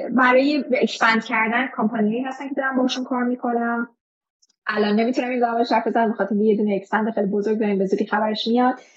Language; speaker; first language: Persian; native; Persian